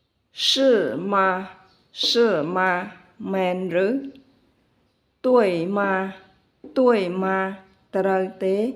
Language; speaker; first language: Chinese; non-native, fluent; Khmer